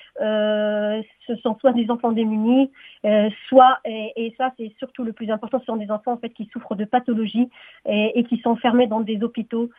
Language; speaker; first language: French; non-native, local second language; Arabic